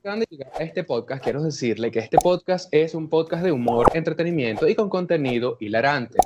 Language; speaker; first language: Spanish; native; Spanish